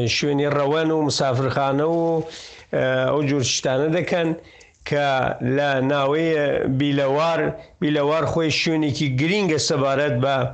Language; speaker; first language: Central Kurdish; non-native, local second language; Southern Kurdish